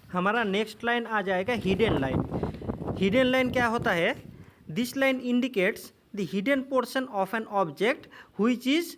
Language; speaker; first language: Hindi; non-native, local second language; Bangla